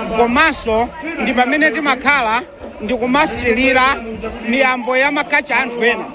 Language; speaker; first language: Nyanja; native; Nyanja